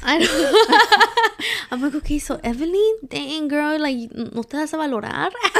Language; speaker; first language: English; early bilingual, other home language; Spanish